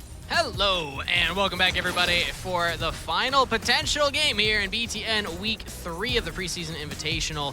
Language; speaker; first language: English; native; English